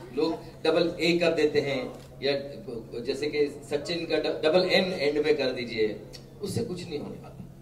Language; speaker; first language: Hindi; non-native, local second language; Marathi